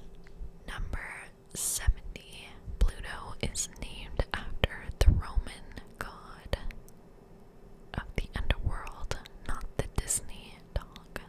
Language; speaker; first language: English; native; English